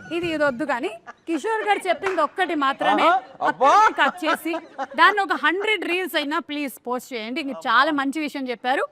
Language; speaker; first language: Telugu; non-native, local second language; Malayalam